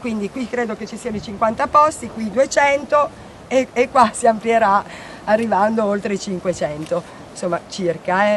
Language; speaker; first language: Italian; native; Italian